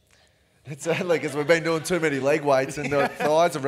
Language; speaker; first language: English; native; English